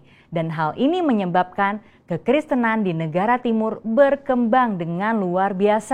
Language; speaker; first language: Indonesian; native; Indonesian